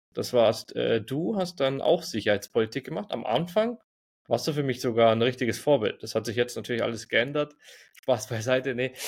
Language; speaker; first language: German; native; German